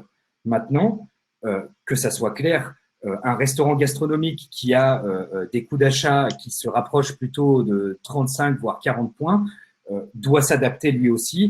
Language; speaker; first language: French; native; French